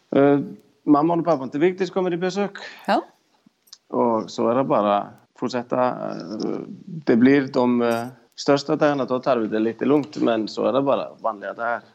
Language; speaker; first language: Swedish; non-native, fluent; Icelandic